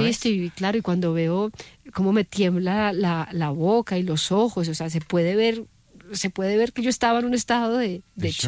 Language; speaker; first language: Spanish; native; Spanish